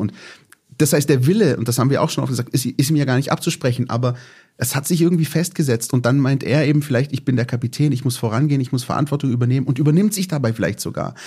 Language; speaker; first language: German; native; German